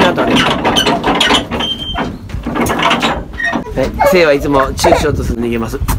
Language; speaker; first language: Japanese; native; Japanese